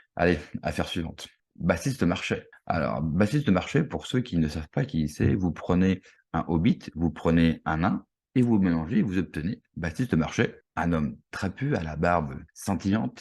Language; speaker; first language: French; native; French